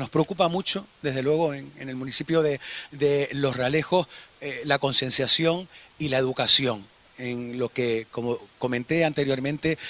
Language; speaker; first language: Spanish; native; Spanish